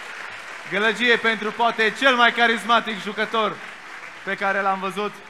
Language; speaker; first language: Romanian; native; Romanian